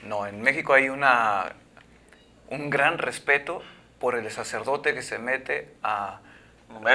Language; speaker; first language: Spanish; native; Spanish